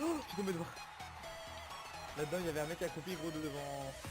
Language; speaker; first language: French; native; French